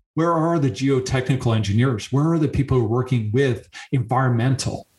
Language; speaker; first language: English; native; English